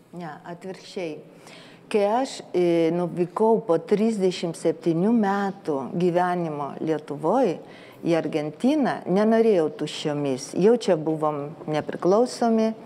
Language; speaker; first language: Lithuanian; early bilingual, heritage; Lithuanian